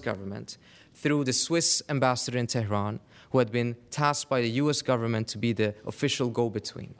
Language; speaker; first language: English; non-native, fluent; Persian